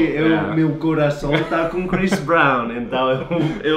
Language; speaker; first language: Portuguese; non-native, learner; English